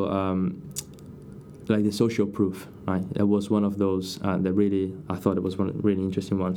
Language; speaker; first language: English; non-native, fluent; Portuguese